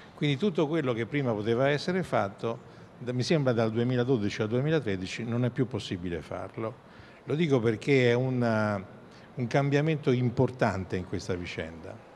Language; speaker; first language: Italian; native; Italian